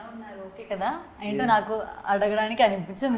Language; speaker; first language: Telugu; non-native, learner; Malayalam